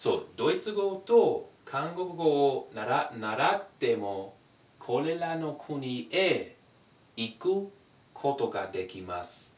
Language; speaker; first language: Japanese; non-native, fluent; English